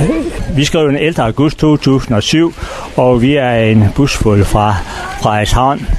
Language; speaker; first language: Danish; native; Danish